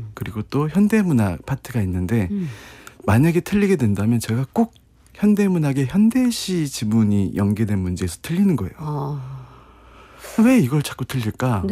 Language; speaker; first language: Korean; native; Korean